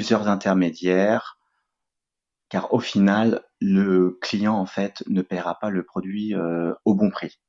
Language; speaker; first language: French; native; French